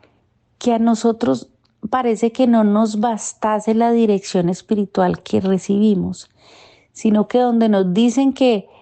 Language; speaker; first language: Spanish; native; Spanish